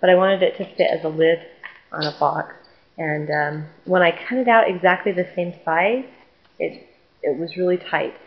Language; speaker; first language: English; native; English